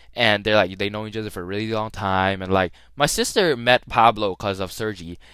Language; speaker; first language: English; early bilingual, other home language; Thai